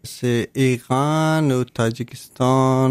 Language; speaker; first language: French; non-native, learner; Persian